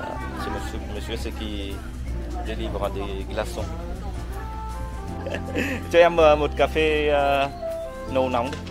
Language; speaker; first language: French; non-native, fluent; Vietnamese